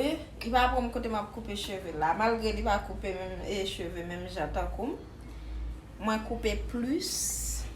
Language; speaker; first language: French; non-native, local second language; Haitian Creole